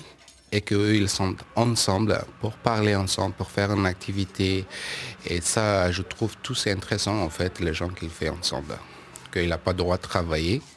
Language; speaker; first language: French; non-native, learner; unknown